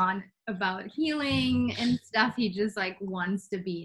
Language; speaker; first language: English; non-native, fluent; German